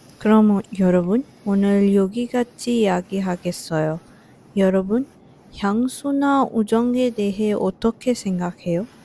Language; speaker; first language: Korean; non-native, fluent; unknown